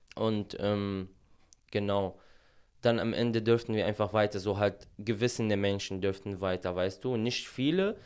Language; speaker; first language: German; non-native, fluent; Arabic